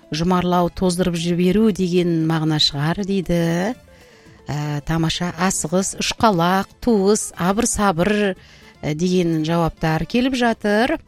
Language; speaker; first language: Kazakh; native; Kazakh